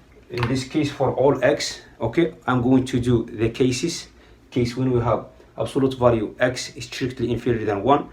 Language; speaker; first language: English; non-native, fluent; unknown